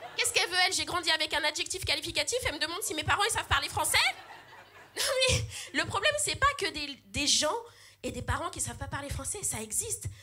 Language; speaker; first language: French; early bilingual, other home language; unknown